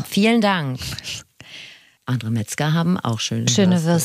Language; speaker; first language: German; native; German